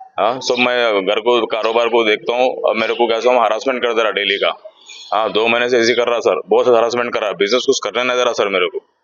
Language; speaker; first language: Hindi; non-native, local second language; Urdu